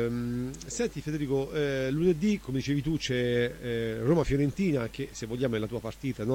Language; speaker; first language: Italian; native; Italian